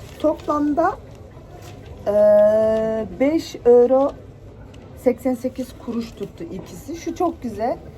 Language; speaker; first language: Turkish; early bilingual, other home language; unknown